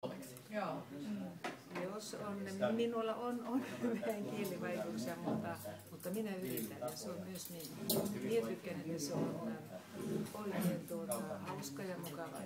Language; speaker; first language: Finnish; early bilingual, heritage; Finnish